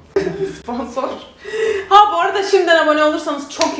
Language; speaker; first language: Turkish; native; Turkish